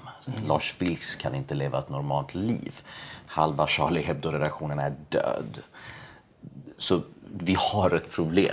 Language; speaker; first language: Swedish; early bilingual, other home language; Persian